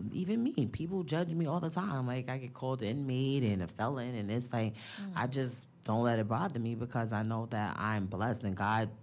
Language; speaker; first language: English; native; English